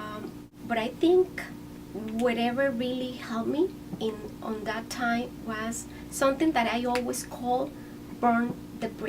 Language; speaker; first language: English; non-native, fluent; Spanish